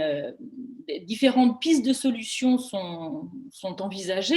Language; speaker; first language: French; native; French